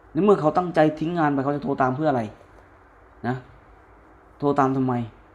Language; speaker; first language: Thai; native; Thai